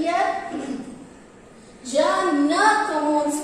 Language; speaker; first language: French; non-native, fluent; Tamil